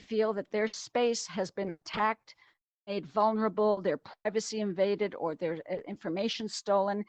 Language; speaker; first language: English; native; English